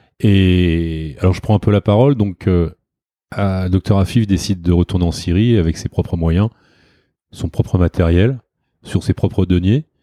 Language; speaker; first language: French; native; French